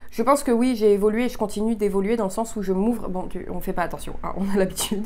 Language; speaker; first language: French; early bilingual, heritage; French